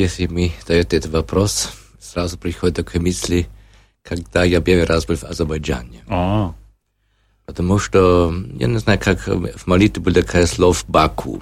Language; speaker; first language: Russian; non-native, learner; German